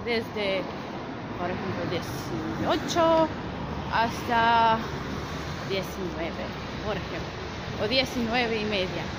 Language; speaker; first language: Spanish; non-native, fluent; Russian